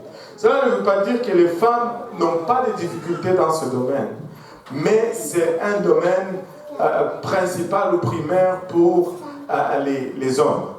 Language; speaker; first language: French; non-native, local second language; Swahili